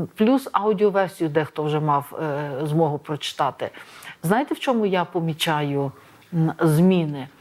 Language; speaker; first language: Ukrainian; native; Ukrainian